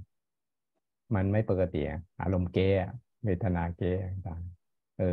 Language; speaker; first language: Thai; native; Thai